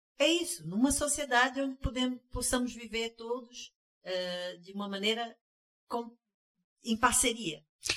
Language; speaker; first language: Portuguese; early bilingual, heritage; Portuguese